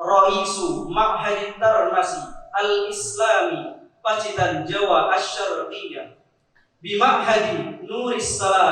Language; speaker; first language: Arabic; non-native, fluent; Indonesian